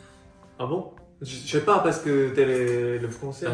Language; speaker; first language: French; non-native, fluent; Korean